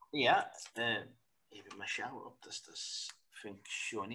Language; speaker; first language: German; non-native, learner; Dutch